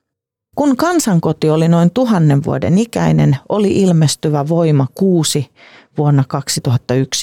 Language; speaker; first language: Finnish; native; Finnish